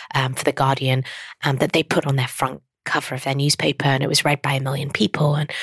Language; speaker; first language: English; native; English